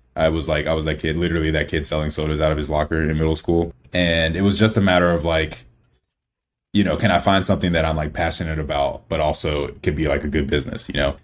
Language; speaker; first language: English; early bilingual, other home language; Igbo